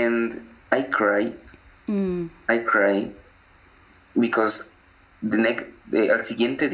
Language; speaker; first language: English; non-native, learner; Spanish